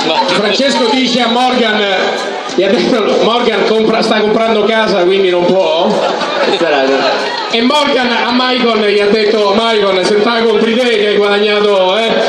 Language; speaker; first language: Italian; native; Italian